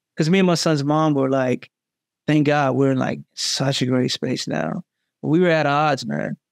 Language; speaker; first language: English; native; English